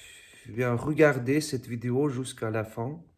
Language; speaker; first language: French; non-native, fluent; Russian